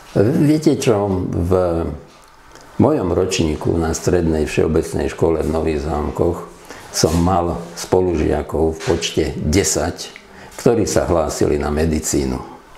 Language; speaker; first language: Slovak; non-native, local second language; Hungarian